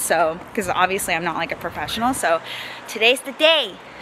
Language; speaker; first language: English; native; English